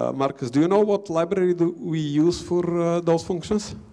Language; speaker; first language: English; non-native, fluent; Bulgarian